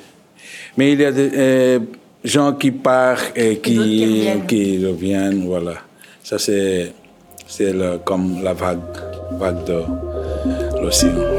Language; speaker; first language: French; non-native, learner; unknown